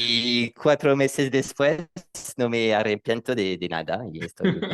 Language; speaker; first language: Spanish; non-native, learner; French